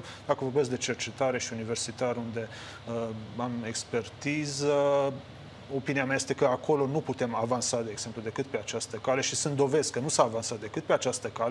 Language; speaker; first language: Romanian; native; Romanian